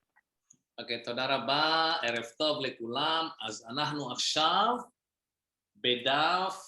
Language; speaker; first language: Hebrew; non-native, fluent; Indonesian